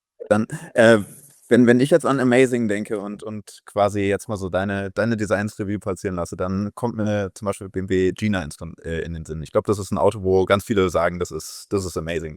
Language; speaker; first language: German; native; German